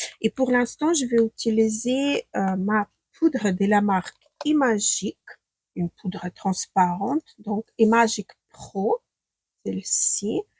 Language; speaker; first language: French; non-native, fluent; Ukrainian